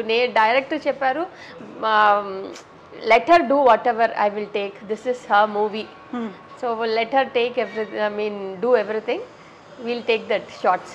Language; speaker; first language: Telugu; non-native, local second language; Tamil